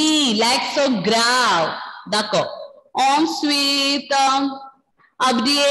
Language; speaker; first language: French; non-native, fluent; Malayalam